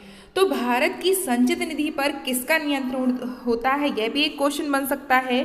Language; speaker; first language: Hindi; native; Hindi